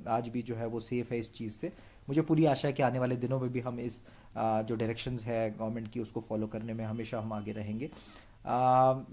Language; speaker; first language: Hindi; non-native, local second language; Marathi